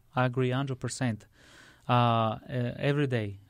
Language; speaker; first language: English; non-native, fluent; Italian